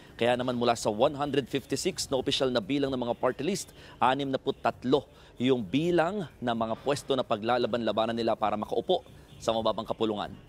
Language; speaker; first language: Filipino; native; Filipino